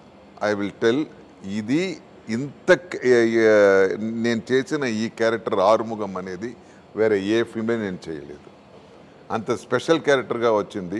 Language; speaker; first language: Telugu; non-native, fluent; Tamil